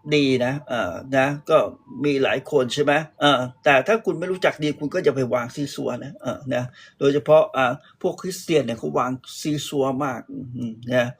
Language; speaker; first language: Thai; native; Thai